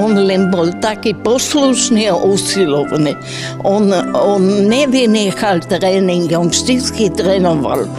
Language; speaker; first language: Slovak; non-native, fluent; German